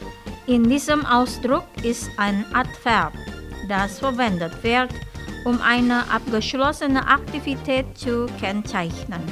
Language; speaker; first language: German; non-native, fluent; Indonesian